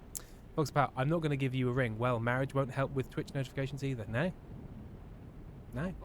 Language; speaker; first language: English; native; English